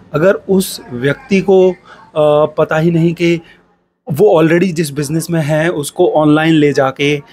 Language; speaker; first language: Hindi; native; Hindi